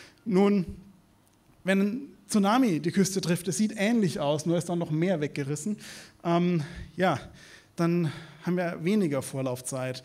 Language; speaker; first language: German; native; German